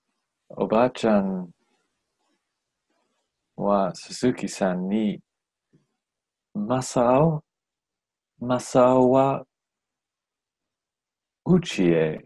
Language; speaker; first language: Japanese; non-native, learner; English